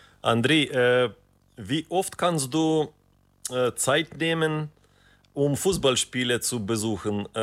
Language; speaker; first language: German; non-native, fluent; Ukrainian